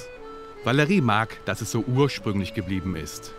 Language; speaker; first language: German; native; German